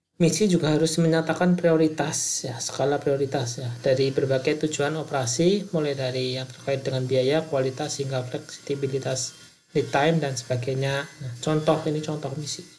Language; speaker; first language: Indonesian; native; Indonesian